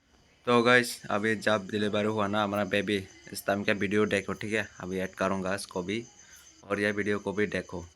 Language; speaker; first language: Hindi; non-native, local second language; Kok Borok